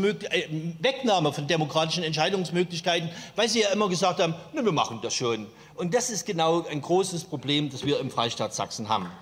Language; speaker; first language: German; native; German